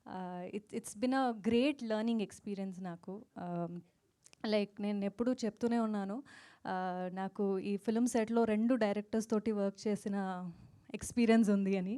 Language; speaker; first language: Telugu; non-native, fluent; Kannada